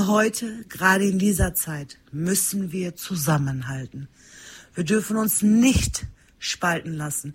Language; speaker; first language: German; early bilingual, other home language; Turkish